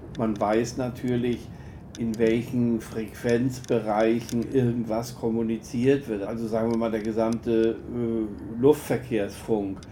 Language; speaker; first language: German; native; German